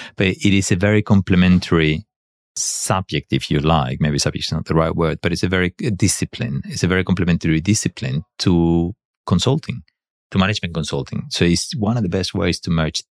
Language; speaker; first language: English; non-native, fluent; Spanish